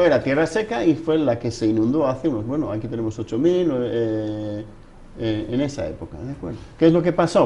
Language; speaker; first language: Spanish; native; Spanish